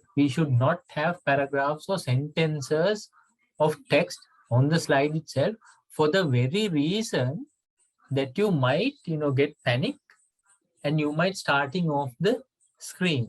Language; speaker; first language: English; non-native, fluent; Sinhala